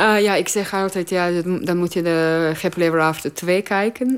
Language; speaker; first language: Dutch; non-native, learner; Croatian